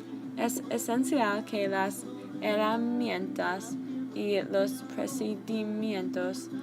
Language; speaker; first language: Spanish; non-native, learner; English